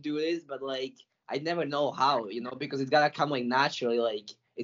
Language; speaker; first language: English; non-native, fluent; Slovak